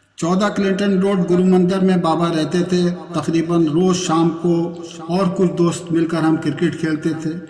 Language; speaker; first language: Urdu; native; Urdu